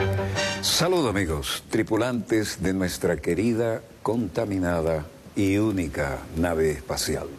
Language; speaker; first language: Spanish; native; Spanish